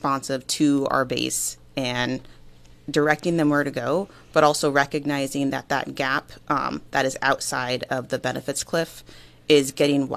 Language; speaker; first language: English; native; English